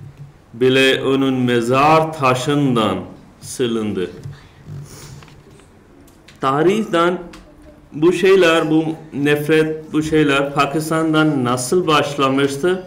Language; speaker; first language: Turkish; non-native, learner; Urdu